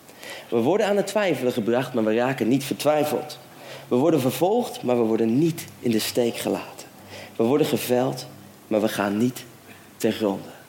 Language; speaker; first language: Dutch; native; Dutch